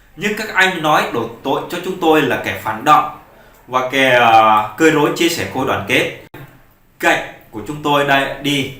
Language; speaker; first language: Vietnamese; non-native, local second language; Jarai